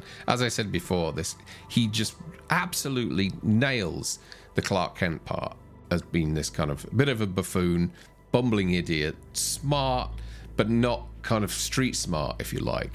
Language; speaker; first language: English; native; English